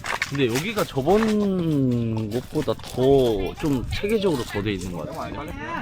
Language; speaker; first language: Korean; native; Korean